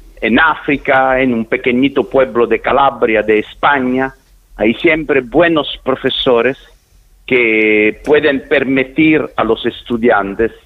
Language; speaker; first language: Spanish; non-native, fluent; Italian